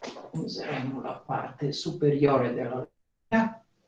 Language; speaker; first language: Italian; non-native, fluent; Bulgarian